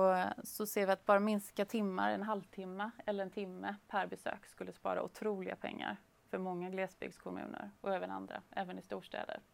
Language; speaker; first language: Swedish; native; Swedish